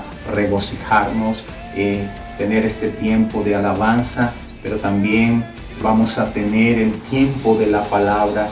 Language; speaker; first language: Spanish; native; Spanish